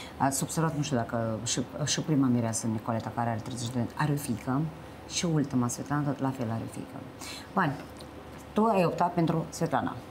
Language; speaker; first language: Romanian; native; Romanian